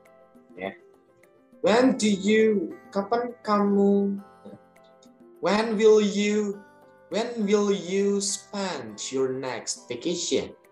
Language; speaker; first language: English; non-native, learner; Indonesian